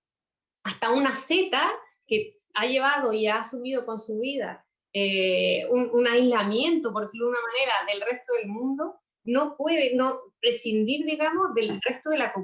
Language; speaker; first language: Spanish; native; Spanish